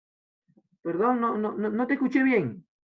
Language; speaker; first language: Spanish; native; Spanish